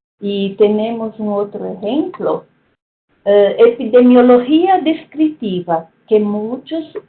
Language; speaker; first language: Spanish; non-native, fluent; Portuguese